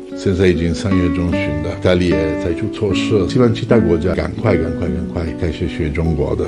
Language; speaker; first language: Chinese; non-native, fluent; Italian